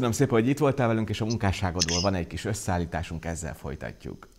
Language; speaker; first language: Hungarian; native; Hungarian